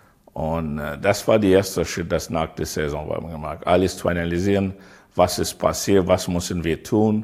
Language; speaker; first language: German; non-native, learner; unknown